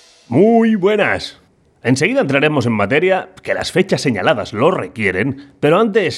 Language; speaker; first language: Spanish; native; Spanish